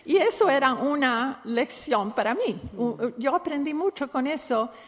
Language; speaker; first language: Spanish; non-native, fluent; English